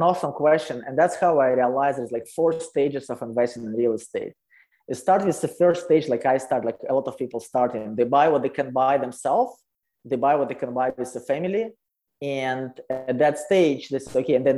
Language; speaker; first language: English; non-native, fluent; Russian